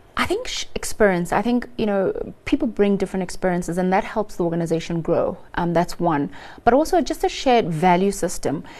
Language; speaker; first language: English; non-native, local second language; Xhosa